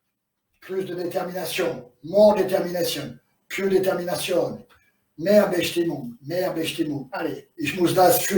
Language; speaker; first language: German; non-native, learner; French